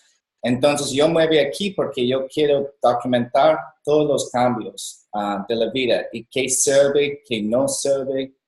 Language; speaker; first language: Spanish; non-native, learner; English